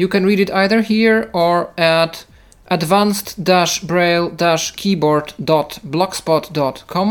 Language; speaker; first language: English; non-native, fluent; Polish